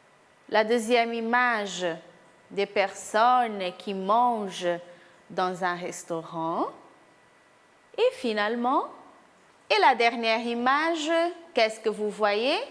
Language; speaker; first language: French; non-native, fluent; Portuguese